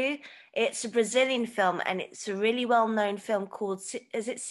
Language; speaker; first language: English; native; English